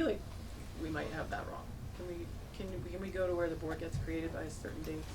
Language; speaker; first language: English; native; English